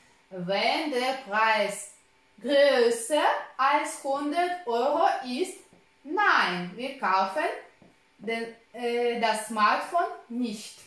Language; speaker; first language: German; non-native, fluent; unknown